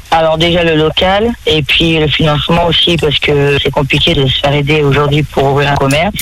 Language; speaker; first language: French; native; French